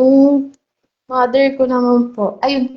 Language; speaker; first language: Filipino; native; Filipino